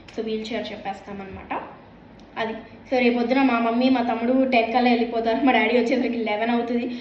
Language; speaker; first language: Telugu; early bilingual, heritage; Telugu